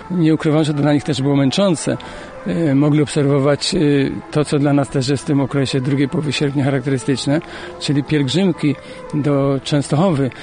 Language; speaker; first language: Polish; native; Polish